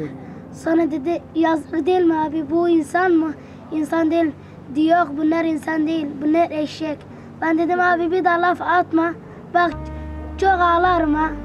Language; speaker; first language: Turkish; non-native, learner; Arabic